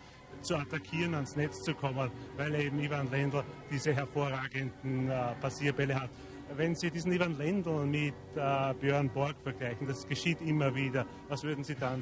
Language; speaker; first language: German; native; German